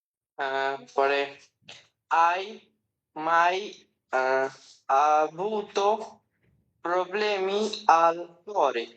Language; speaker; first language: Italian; non-native, learner; Bangla